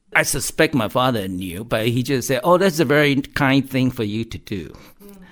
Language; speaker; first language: English; non-native, fluent; Chinese